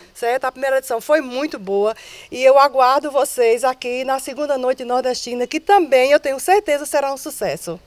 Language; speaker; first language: Portuguese; native; Portuguese